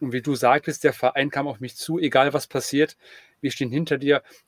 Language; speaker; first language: German; native; German